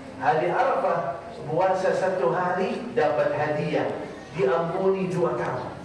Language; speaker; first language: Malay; non-native, fluent; Arabic